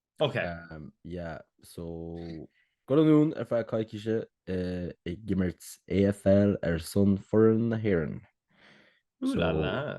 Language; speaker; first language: Irish; native; Irish